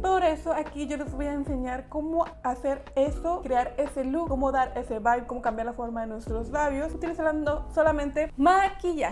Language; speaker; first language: Spanish; native; Spanish